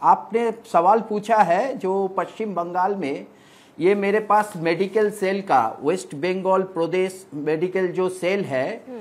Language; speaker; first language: Hindi; non-native, local second language; Bangla